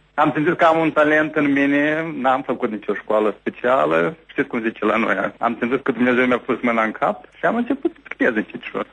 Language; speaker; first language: Romanian; native; Romanian